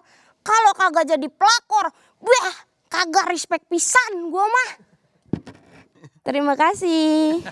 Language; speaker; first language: Indonesian; native; Indonesian